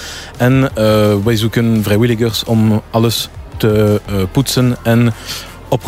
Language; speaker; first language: Dutch; non-native, local second language; French